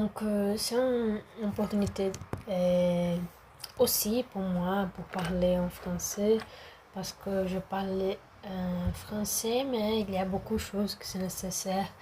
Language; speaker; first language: French; non-native, learner; Portuguese